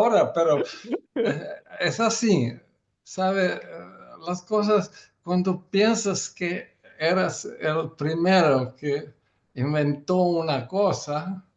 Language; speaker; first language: Spanish; non-native, learner; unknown